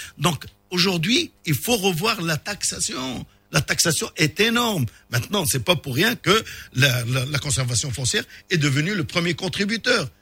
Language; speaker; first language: French; non-native, local second language; Arabic